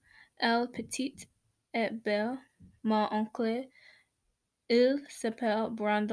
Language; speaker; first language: French; non-native, learner; English